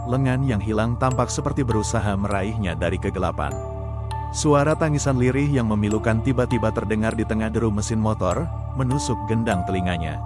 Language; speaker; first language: Indonesian; native; Indonesian